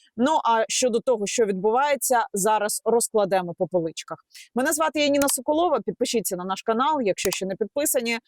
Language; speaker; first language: Ukrainian; native; Ukrainian